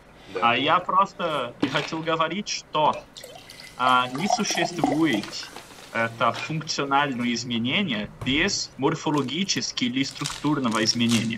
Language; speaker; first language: Russian; non-native, fluent; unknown